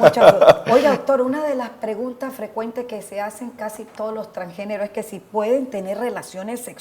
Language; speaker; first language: Spanish; native; Spanish